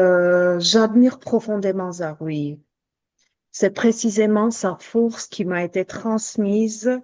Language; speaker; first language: French; non-native, fluent; Armenian